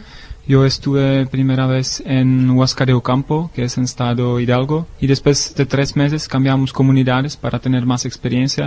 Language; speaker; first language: Spanish; non-native, learner; Czech